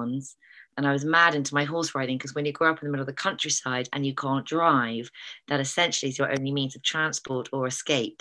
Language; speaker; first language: English; native; English